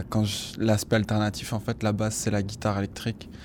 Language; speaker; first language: French; native; French